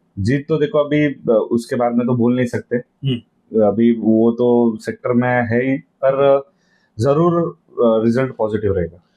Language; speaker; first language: Hindi; non-native, local second language; Marathi